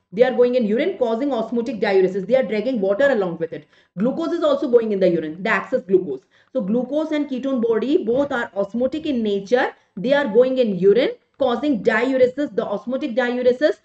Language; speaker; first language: English; non-native, local second language; Hindi